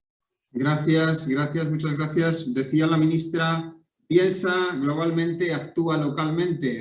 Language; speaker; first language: Spanish; native; Spanish